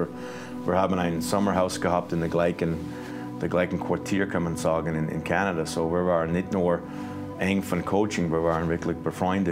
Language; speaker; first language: German; non-native, fluent; English